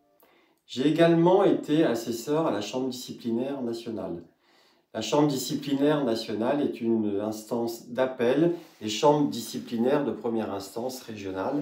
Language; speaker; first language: French; native; French